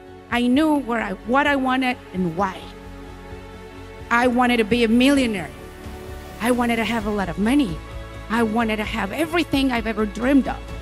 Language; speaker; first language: English; non-native, fluent; Spanish